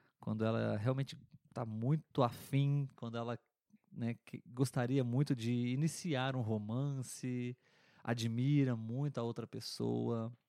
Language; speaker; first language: Portuguese; native; Portuguese